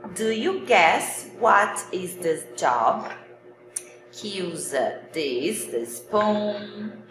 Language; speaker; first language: English; non-native, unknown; Portuguese